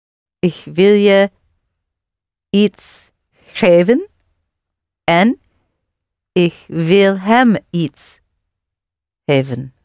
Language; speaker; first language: Dutch; non-native, learner; English